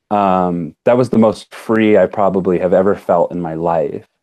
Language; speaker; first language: English; native; English